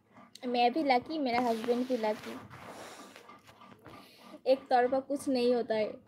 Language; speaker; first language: Hindi; non-native, local second language; Bangla